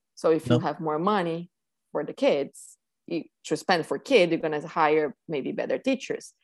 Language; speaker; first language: English; non-native, fluent; Portuguese